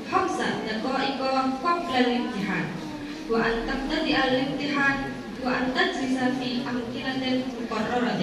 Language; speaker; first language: Arabic; non-native, learner; Indonesian